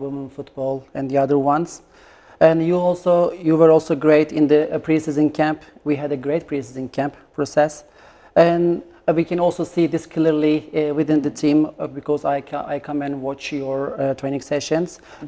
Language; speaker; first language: English; non-native, fluent; Turkish